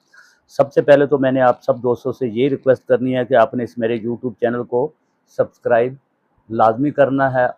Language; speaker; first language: Hindi; non-native, local second language; Punjabi